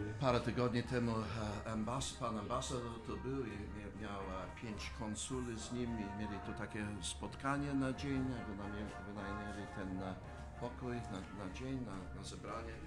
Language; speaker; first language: Polish; early bilingual, heritage; Polish